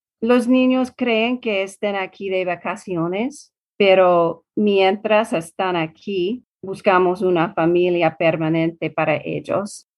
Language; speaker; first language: Spanish; non-native, learner; English